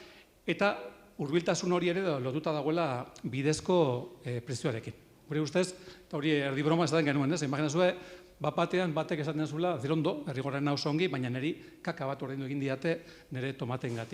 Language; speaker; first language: Basque; native; Basque